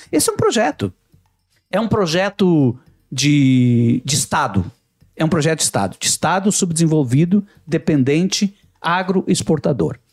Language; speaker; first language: Portuguese; native; Portuguese